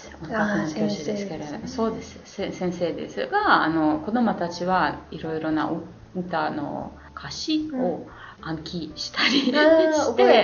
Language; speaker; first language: Japanese; non-native, fluent; Ukrainian